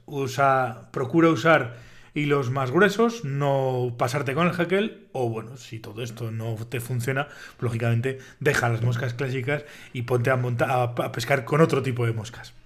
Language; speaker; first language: Spanish; native; Spanish